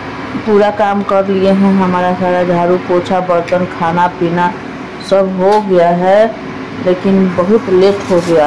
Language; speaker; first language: Hindi; non-native, local second language; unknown